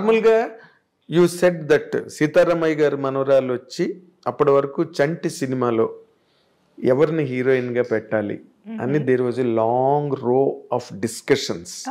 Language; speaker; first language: Telugu; native; Telugu